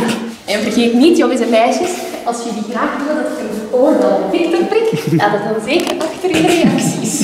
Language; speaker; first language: Dutch; native; Dutch